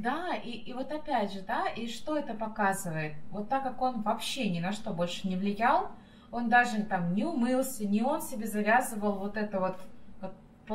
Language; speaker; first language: Russian; native; Russian